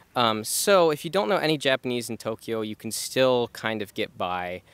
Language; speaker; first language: English; native; English